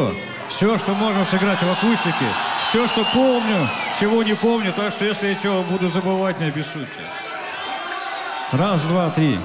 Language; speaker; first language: Russian; native; Russian